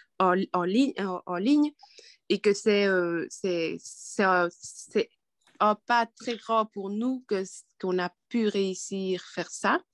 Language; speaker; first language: French; non-native, fluent; Quechua